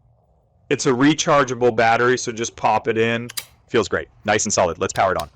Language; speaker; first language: English; native; English